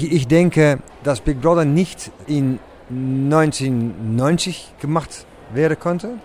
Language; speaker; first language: German; non-native, learner; Dutch